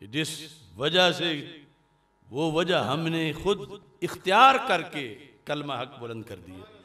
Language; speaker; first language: Urdu; non-native, local second language; Punjabi